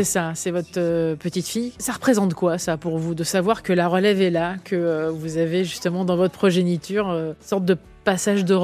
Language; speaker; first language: French; native; French